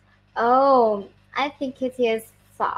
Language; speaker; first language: English; non-native, learner; Vietnamese